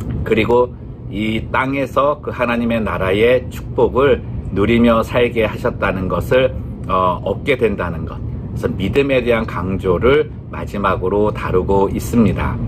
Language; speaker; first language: Korean; native; Korean